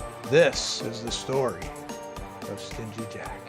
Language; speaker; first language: English; native; English